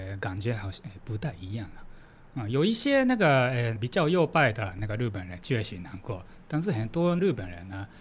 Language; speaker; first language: Chinese; non-native, fluent; Japanese